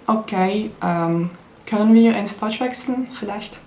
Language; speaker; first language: German; non-native, learner; Turkish